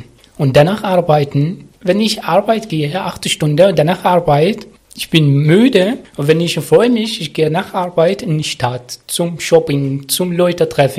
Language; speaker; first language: German; non-native, learner; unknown